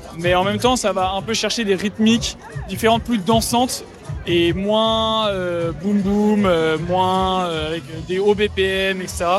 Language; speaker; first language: French; native; French